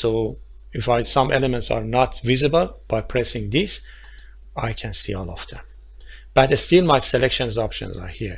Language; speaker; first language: English; non-native, fluent; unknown